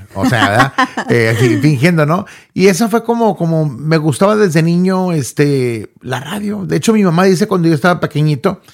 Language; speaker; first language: Spanish; early bilingual, heritage; Spanish